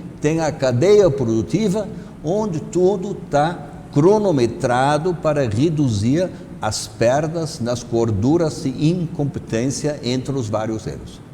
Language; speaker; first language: Portuguese; non-native, fluent; German